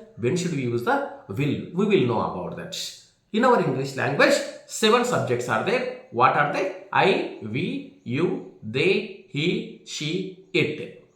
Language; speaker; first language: English; non-native, local second language; Telugu